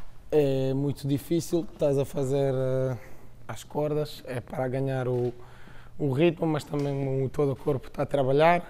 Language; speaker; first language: Portuguese; non-native, fluent; Croatian